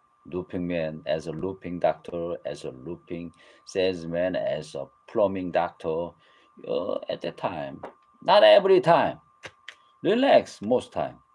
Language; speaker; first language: English; non-native, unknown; Korean